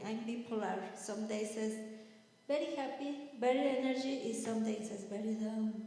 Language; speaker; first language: English; non-native, learner; Spanish